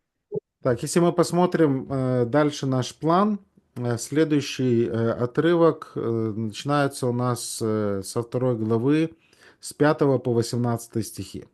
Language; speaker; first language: Russian; native; Russian